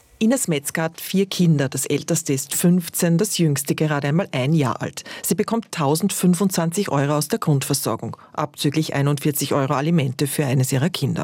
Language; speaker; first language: German; native; German